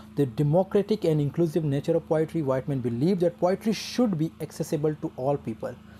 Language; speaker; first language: Urdu; native; Urdu